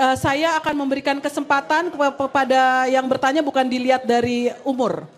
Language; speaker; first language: Indonesian; native; Indonesian